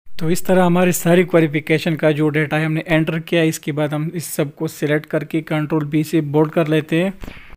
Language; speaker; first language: Urdu; non-native, local second language; Pashto